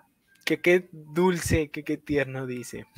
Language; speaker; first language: Spanish; native; Spanish